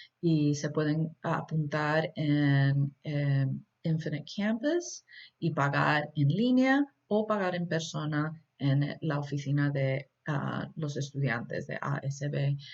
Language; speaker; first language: Spanish; early bilingual, heritage; Spanish